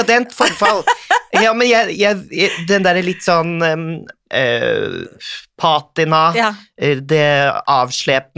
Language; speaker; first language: Norwegian; native; Norwegian